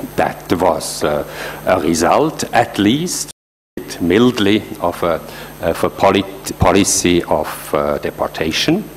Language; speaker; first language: English; non-native, fluent; German